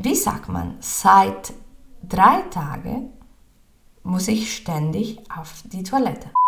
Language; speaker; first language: German; non-native, fluent; Spanish